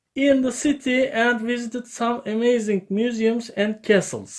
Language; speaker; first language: English; non-native, fluent; Turkish